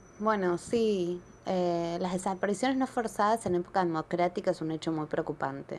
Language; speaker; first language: Spanish; native; Spanish